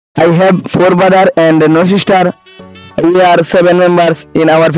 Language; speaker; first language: English; non-native, learner; Bangla